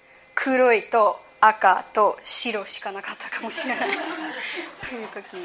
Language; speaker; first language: Japanese; early bilingual, heritage; English